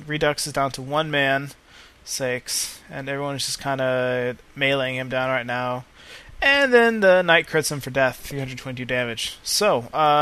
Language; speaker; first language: English; native; English